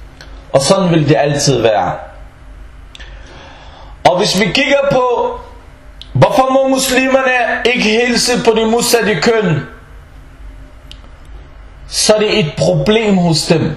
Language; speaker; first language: Danish; early bilingual, other home language; Arabic